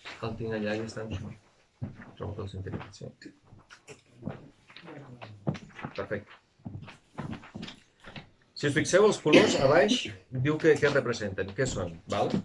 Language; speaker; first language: Catalan; native; Catalan